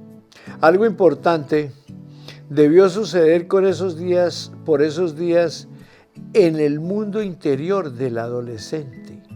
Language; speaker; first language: Spanish; native; Spanish